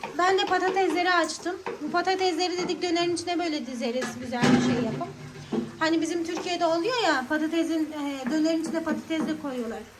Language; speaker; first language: Turkish; native; Turkish